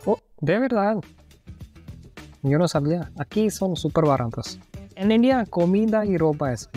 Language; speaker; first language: Spanish; non-native, fluent; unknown